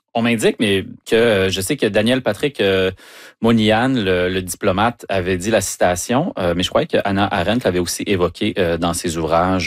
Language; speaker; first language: French; native; French